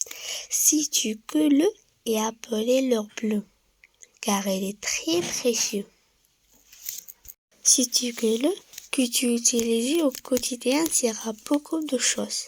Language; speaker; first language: French; non-native, local second language; Arabic